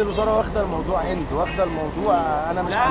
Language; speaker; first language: Arabic; native; Arabic